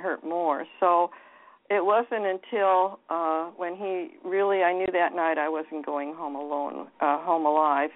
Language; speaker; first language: English; native; English